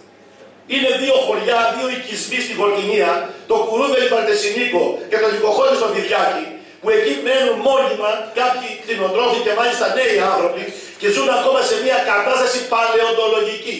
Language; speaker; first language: Greek; native; Greek